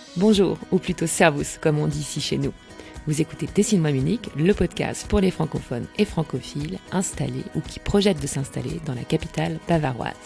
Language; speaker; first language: French; native; French